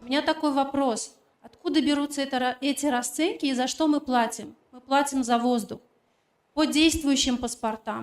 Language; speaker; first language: Russian; native; Russian